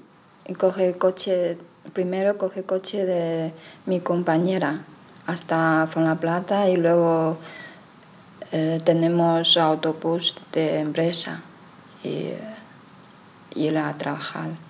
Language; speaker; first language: Spanish; non-native, learner; Chinese